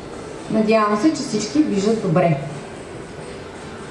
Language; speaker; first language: Bulgarian; native; Bulgarian